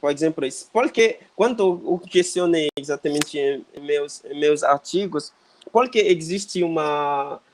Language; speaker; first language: Portuguese; non-native, fluent; Haitian Creole